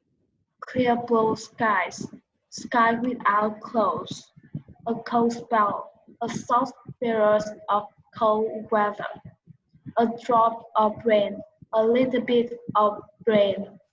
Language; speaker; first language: English; non-native, learner; Vietnamese